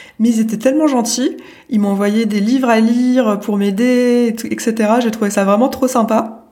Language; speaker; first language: French; native; French